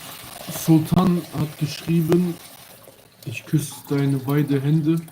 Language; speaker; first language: German; early bilingual, other home language; Kurdish